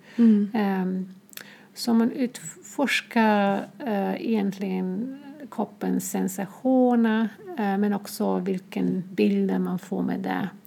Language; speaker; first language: Swedish; non-native, fluent; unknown